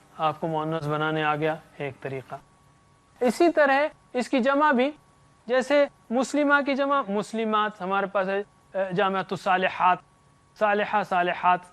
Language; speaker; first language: Urdu; native; Urdu